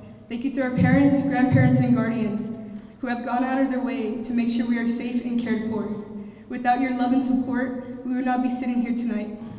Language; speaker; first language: English; early bilingual, other home language; Spanish